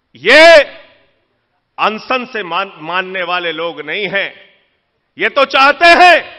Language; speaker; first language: Hindi; native; Hindi